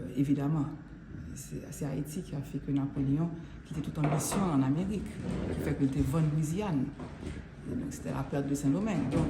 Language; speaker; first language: French; non-native, local second language; Haitian Creole